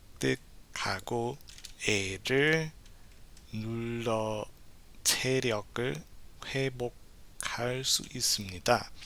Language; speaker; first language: Korean; non-native, learner; English